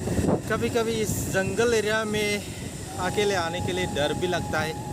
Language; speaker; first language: Hindi; non-native, local second language; Bodo